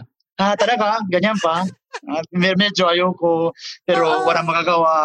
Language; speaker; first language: Filipino; non-native, learner; Japanese